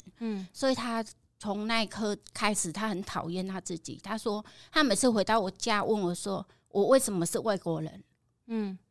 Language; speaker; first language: Chinese; non-native, fluent; Khmer